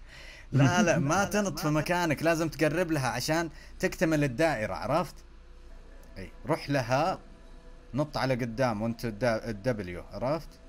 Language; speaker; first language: Arabic; native; Arabic